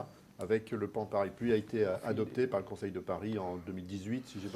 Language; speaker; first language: French; native; French